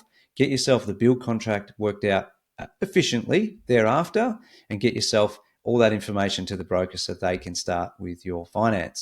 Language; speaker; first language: English; native; English